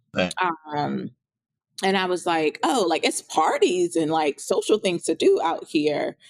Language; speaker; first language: English; native; English